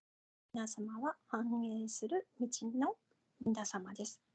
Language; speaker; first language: Japanese; non-native, fluent; Korean